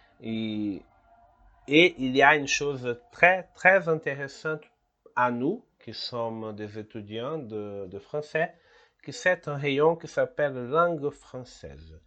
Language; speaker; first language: French; non-native, learner; Portuguese